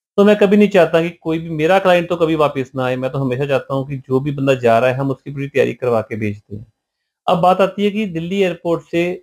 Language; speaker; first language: Hindi; non-native, local second language; Punjabi